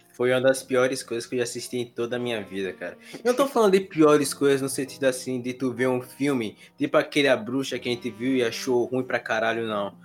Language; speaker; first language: Portuguese; native; Portuguese